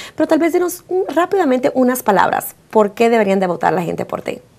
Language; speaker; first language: Spanish; native; Spanish